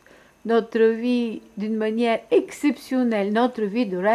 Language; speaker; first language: French; non-native, local second language; Russian